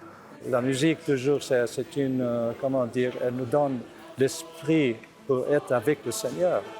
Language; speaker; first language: French; non-native, learner; Arabic